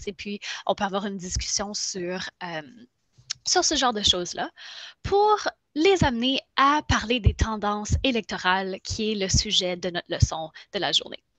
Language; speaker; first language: French; native; French